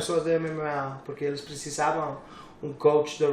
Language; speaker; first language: Portuguese; non-native, learner; English